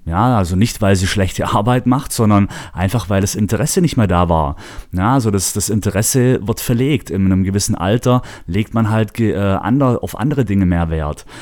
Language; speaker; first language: German; native; German